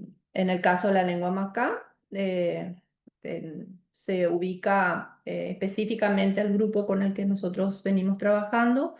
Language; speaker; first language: Spanish; native; Spanish